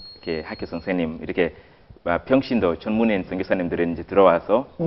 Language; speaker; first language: Korean; non-native, fluent; Swahili